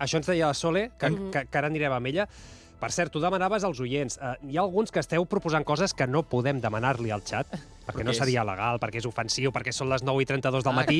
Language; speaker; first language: Catalan; native; Catalan